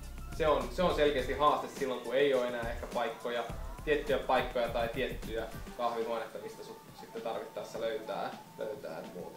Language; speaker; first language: Finnish; native; Finnish